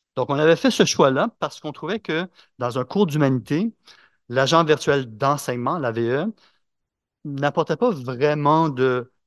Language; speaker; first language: French; native; French